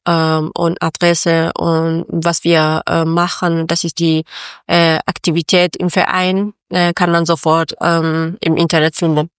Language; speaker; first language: German; non-native, learner; Persian